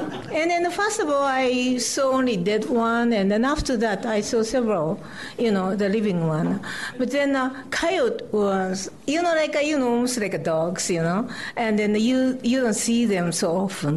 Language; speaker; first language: English; non-native, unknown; Japanese